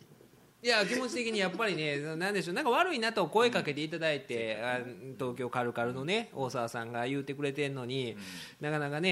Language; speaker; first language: Japanese; native; Japanese